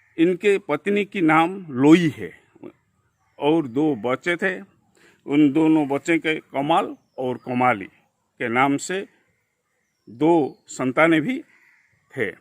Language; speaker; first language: Hindi; non-native, local second language; Odia